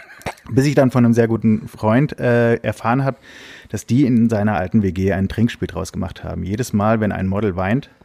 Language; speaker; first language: German; native; German